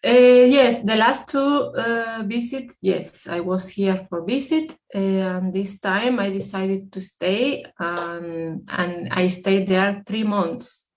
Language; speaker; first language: English; non-native, fluent; Spanish